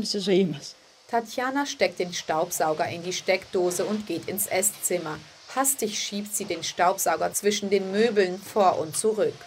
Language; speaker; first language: German; early bilingual, other home language; Greek